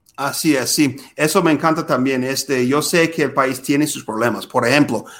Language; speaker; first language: Spanish; non-native, fluent; English